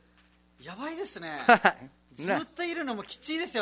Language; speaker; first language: Japanese; non-native, fluent; Nepali